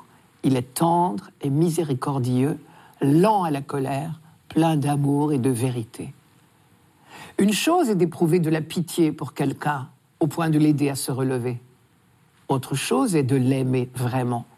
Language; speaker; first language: French; native; French